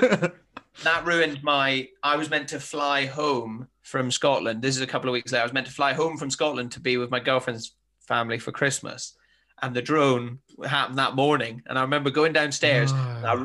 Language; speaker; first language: English; native; English